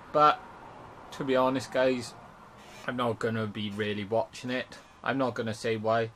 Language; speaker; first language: English; native; English